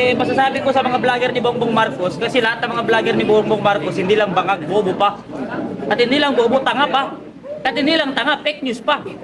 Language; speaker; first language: Filipino; non-native, local second language; Maguindanaon